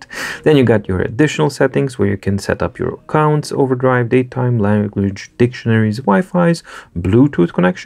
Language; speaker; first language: English; non-native, fluent; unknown